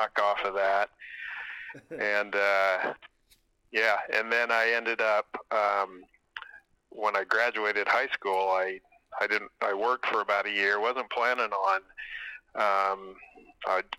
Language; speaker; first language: English; native; English